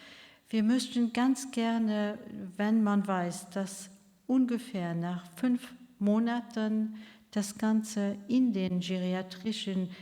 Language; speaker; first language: German; non-native, local second language; Luxembourgish